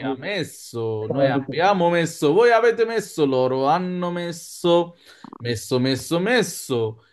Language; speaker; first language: Italian; non-native, fluent; Bangla